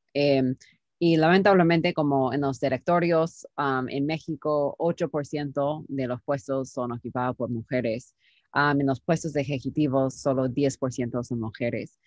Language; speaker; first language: Spanish; non-native, fluent; English